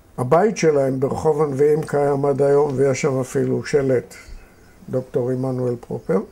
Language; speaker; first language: Hebrew; native; Hebrew